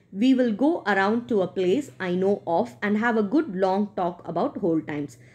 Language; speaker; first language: English; non-native, local second language; Tamil